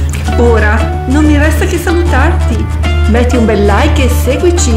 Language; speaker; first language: Italian; native; Italian